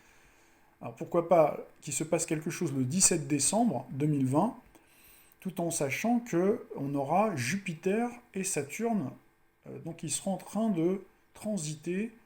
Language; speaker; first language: French; native; French